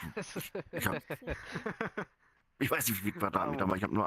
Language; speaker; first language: German; non-native, fluent; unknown